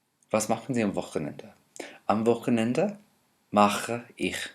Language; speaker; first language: German; non-native, fluent; English